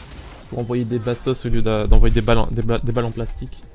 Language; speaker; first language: French; native; French